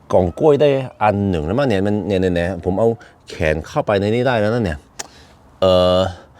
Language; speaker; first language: Thai; non-native, fluent; Norwegian